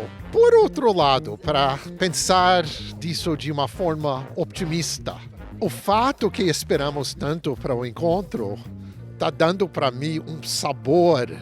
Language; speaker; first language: Portuguese; non-native, fluent; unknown